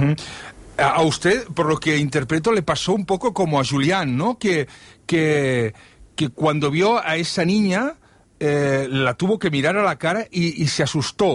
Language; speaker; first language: Spanish; non-native, local second language; Catalan